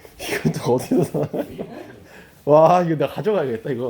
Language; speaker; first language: Korean; native; Korean